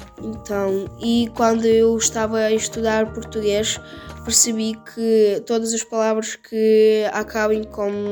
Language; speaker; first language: Portuguese; non-native, fluent; Russian